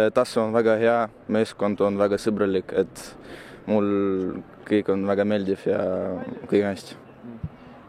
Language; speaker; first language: Estonian; non-native, local second language; Russian